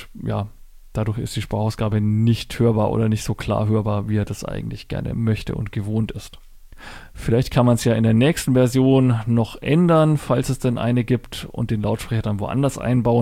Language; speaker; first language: German; native; German